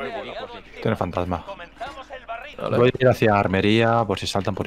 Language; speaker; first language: Spanish; native; Spanish